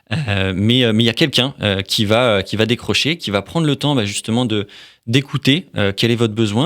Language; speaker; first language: French; native; French